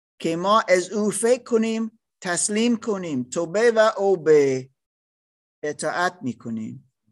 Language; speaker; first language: Persian; non-native, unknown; English